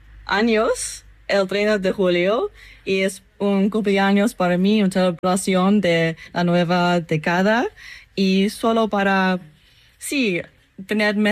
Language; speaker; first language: Spanish; non-native, learner; English